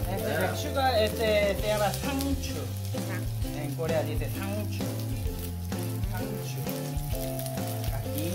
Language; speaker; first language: Spanish; non-native, learner; Korean